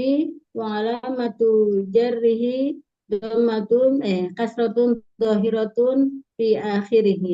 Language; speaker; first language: Arabic; non-native, learner; Indonesian